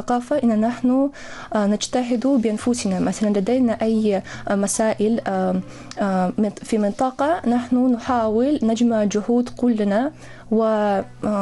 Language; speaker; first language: Arabic; non-native, fluent; Russian